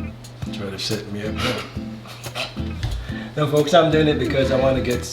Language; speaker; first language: English; native; English